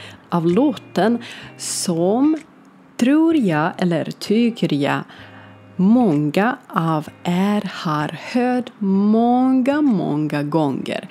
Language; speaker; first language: Swedish; non-native, learner; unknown